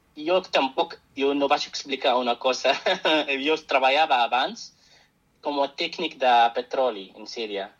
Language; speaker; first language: Catalan; non-native, fluent; Arabic